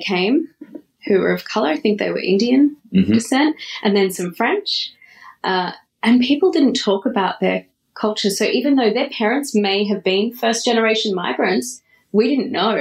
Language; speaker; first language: English; native; English